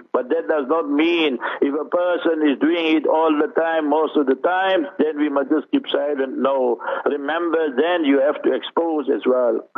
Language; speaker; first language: English; early bilingual, other home language; Urdu